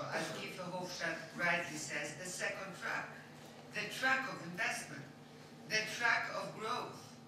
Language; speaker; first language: English; non-native, fluent; Greek